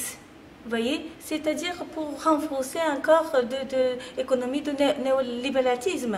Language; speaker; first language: French; non-native, fluent; Japanese